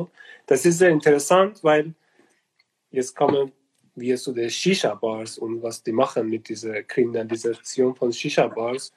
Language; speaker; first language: German; non-native, learner; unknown